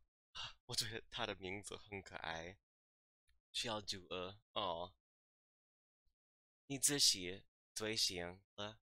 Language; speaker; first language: Chinese; non-native, learner; English